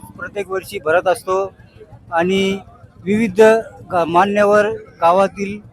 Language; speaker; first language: Marathi; non-native, local second language; Urdu